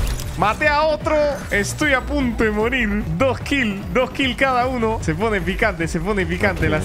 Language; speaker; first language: Spanish; native; Spanish